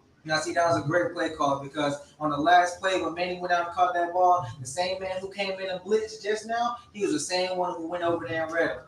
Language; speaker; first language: English; native; English